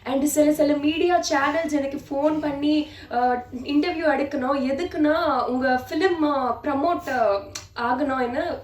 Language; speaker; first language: Tamil; non-native, learner; Telugu